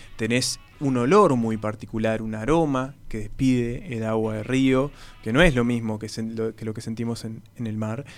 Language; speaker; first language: Spanish; native; Spanish